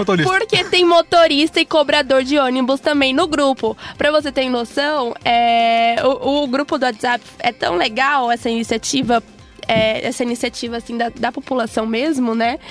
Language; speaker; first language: Portuguese; native; Portuguese